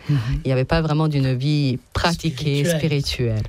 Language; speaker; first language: French; non-native, fluent; Serbian